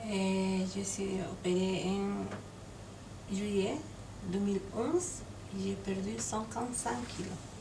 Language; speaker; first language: French; non-native, learner; Spanish